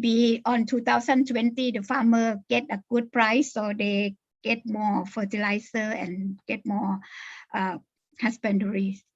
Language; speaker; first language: English; non-native, learner; Thai